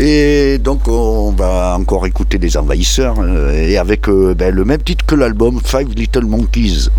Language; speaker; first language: French; native; French